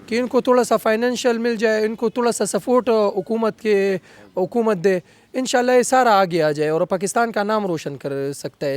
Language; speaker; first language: Hindi; non-native, local second language; Pashto